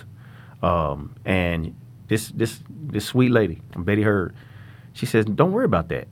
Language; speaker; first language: English; native; English